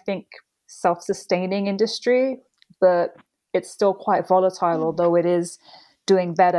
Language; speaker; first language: English; native; English